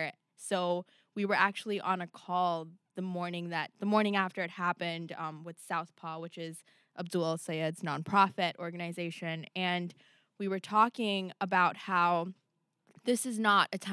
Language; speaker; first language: English; non-native, local second language; Urdu